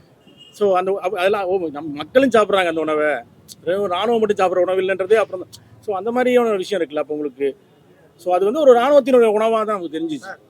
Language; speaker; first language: Tamil; native; Tamil